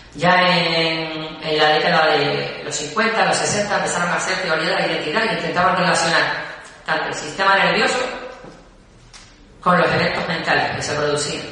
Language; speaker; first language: Spanish; native; Spanish